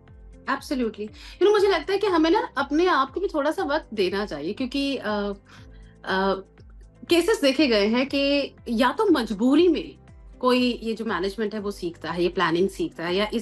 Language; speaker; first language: Hindi; native; Hindi